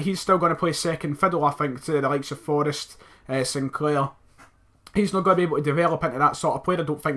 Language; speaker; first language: English; native; English